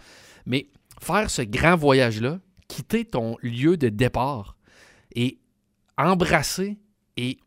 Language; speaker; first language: French; native; French